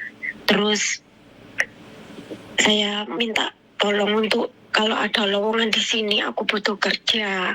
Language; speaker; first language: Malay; non-native, local second language; Javanese